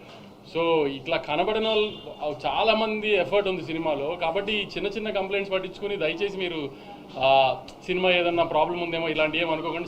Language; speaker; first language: Telugu; native; Telugu